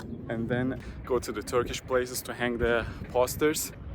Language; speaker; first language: English; non-native, fluent; Turkish